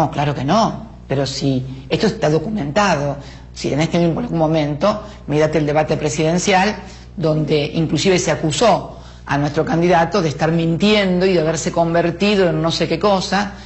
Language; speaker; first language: Spanish; native; Spanish